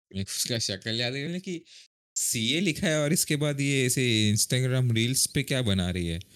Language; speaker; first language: Hindi; native; Hindi